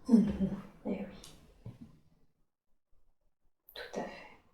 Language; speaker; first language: French; native; French